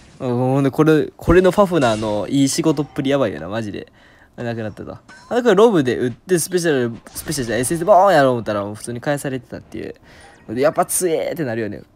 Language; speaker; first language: Japanese; native; Japanese